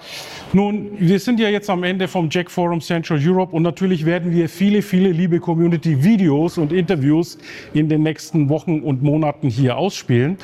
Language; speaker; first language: German; native; German